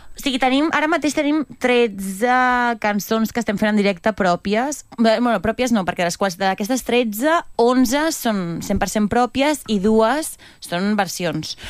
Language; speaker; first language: Catalan; native; Catalan